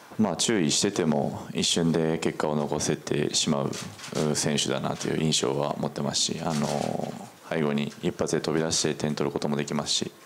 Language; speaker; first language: Japanese; native; Japanese